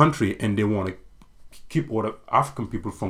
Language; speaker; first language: English; non-native, local second language; Mandingo